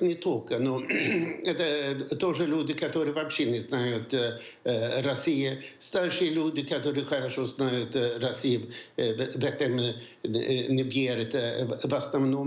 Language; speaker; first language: Russian; non-native, fluent; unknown